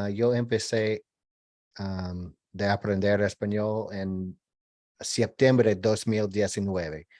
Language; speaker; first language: Spanish; non-native, learner; English